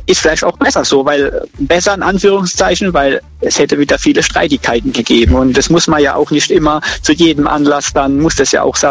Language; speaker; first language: German; native; German